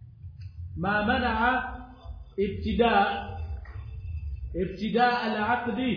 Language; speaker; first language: Arabic; non-native, fluent; Swahili